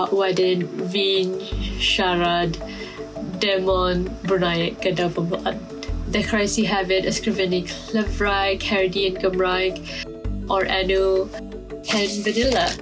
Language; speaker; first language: Welsh; non-native, fluent; Malay